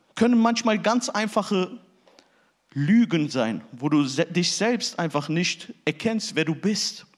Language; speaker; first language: German; early bilingual, other home language; Turkish